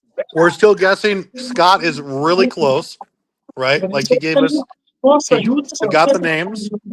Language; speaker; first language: English; native; English